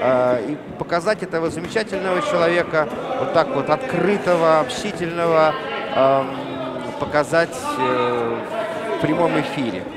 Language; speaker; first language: Russian; native; Russian